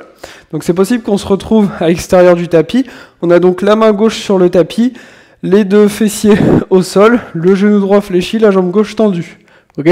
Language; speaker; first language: French; native; French